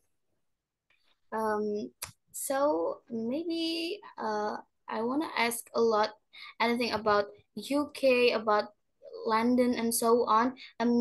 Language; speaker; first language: English; non-native, learner; Indonesian